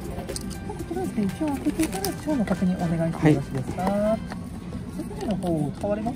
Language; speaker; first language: Japanese; native; Japanese